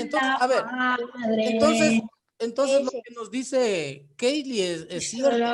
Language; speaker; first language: Spanish; native; Spanish